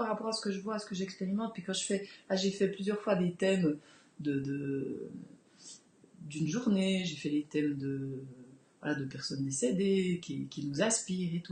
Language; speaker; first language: French; native; French